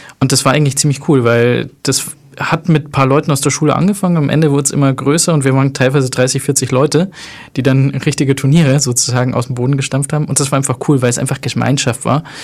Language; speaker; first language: German; native; German